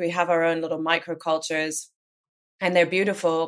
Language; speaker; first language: English; native; English